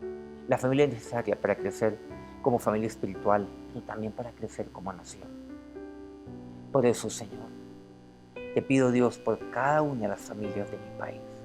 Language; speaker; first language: Spanish; native; Spanish